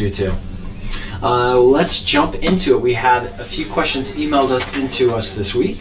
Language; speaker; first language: English; native; English